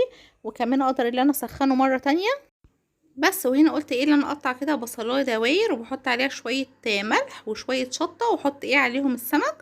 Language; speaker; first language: Arabic; native; Arabic